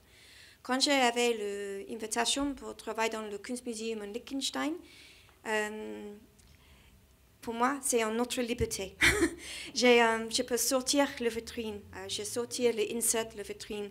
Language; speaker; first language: French; non-native, learner; English